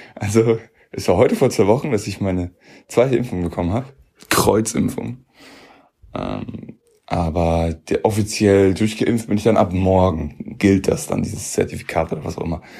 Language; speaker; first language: German; native; German